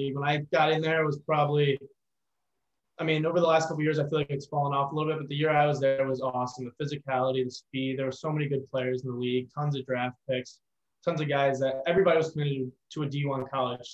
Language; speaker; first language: English; native; English